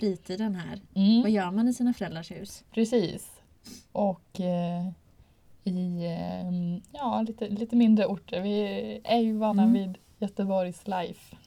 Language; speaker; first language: Swedish; native; Swedish